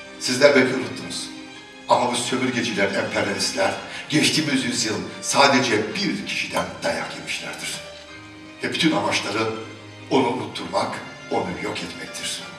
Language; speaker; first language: Turkish; native; Turkish